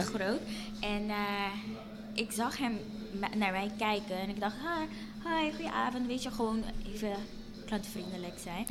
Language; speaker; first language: Dutch; non-native, fluent; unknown